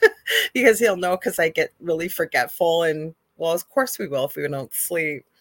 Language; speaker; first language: English; native; English